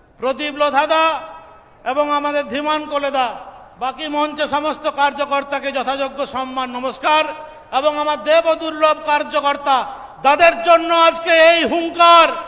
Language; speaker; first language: Bangla; native; Bangla